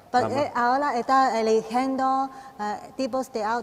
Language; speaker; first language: Spanish; non-native, learner; Chinese